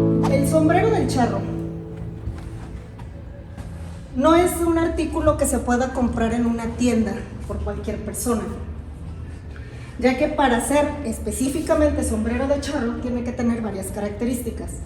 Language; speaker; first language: Spanish; native; Spanish